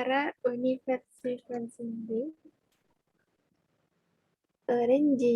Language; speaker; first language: Turkish; non-native, learner; Indonesian